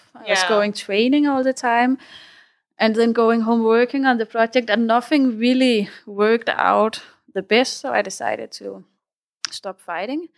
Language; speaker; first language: English; non-native, fluent; Danish